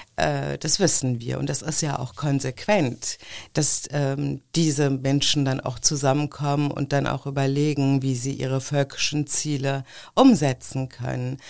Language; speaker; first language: German; early bilingual, other home language; Turkish